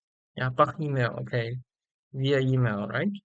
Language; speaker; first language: English; non-native, fluent; Chinese